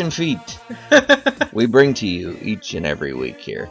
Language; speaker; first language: English; native; English